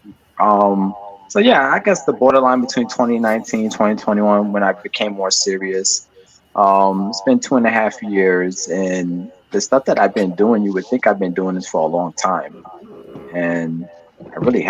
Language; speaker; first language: English; native; English